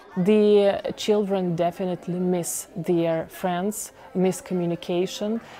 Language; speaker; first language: English; non-native, fluent; Ukrainian